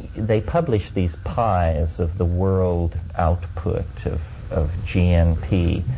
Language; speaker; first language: English; native; English